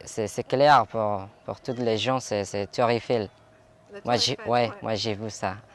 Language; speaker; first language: French; non-native, learner; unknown